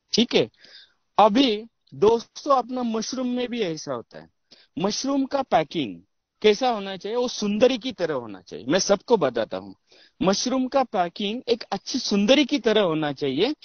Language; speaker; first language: Hindi; non-native, local second language; Marathi